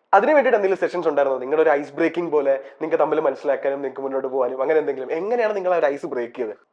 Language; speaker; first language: Malayalam; native; Malayalam